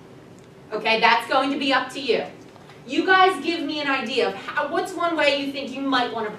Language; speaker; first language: English; native; English